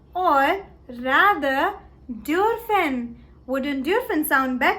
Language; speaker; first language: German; non-native, learner; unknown